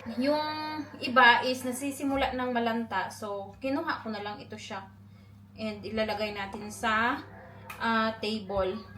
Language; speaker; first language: Filipino; non-native, local second language; Cebuano